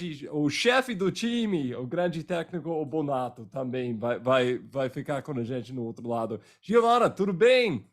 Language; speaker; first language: Portuguese; non-native, fluent; English